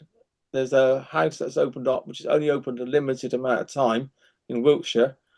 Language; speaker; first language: English; native; English